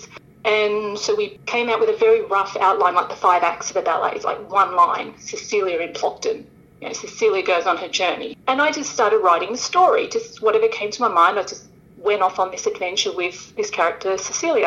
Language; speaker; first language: English; native; English